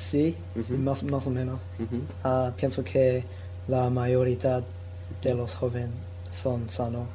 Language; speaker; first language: Spanish; non-native, learner; English